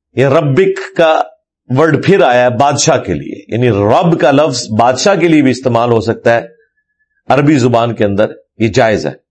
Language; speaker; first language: Urdu; non-native, local second language; Punjabi